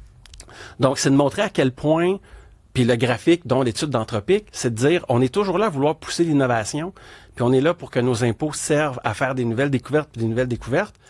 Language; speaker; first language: French; native; French